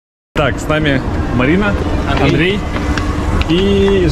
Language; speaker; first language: Russian; native; Russian